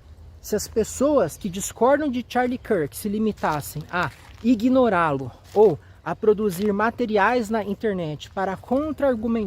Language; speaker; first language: Portuguese; native; Portuguese